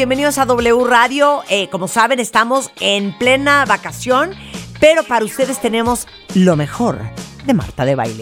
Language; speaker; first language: Spanish; native; Spanish